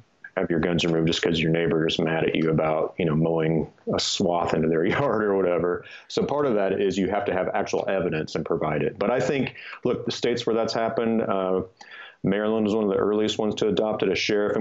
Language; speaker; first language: English; native; English